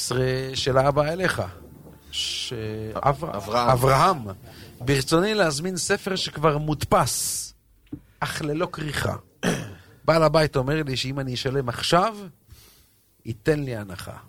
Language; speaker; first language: Hebrew; native; Hebrew